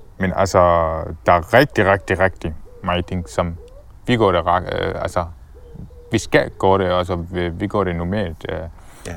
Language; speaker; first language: Danish; non-native, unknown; Arabic